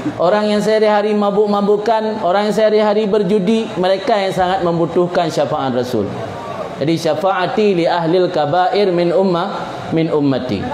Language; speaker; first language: Malay; non-native, local second language; Achinese